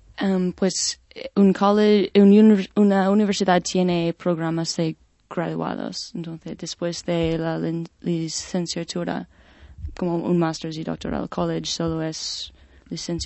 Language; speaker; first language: Spanish; non-native, fluent; English